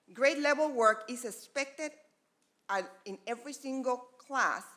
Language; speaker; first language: English; non-native, fluent; Spanish